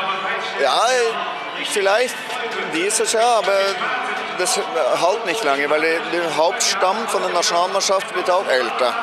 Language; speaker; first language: German; non-native, fluent; Norwegian